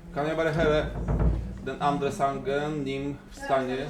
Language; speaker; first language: Polish; native; Polish